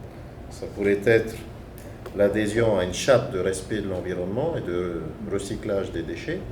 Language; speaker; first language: French; native; French